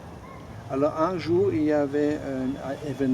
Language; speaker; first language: French; non-native, fluent; German